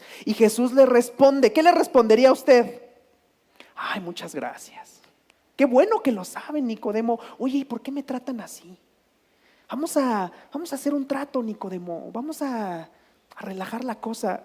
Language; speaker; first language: Spanish; native; Spanish